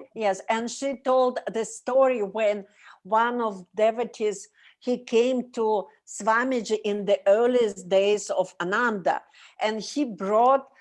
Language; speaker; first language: English; non-native, learner; Russian